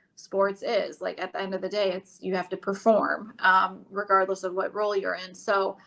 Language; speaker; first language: English; native; English